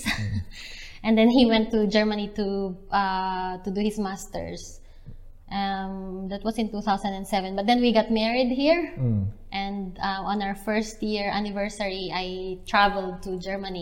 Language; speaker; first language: English; non-native, local second language; Filipino